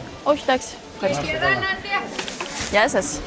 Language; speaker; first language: Greek; early bilingual, heritage; French